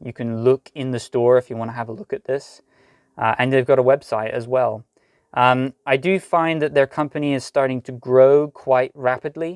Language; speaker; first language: English; native; English